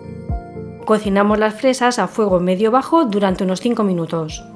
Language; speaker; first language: Spanish; native; Spanish